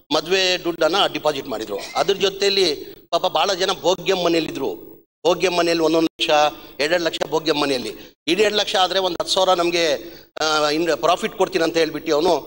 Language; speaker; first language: Kannada; non-native, local second language; Urdu